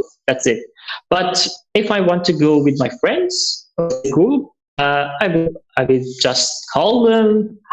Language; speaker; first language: English; non-native, learner; Persian